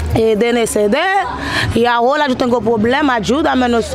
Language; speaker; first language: Spanish; non-native, learner; Haitian Creole